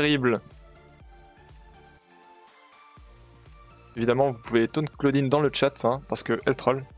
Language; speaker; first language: French; native; French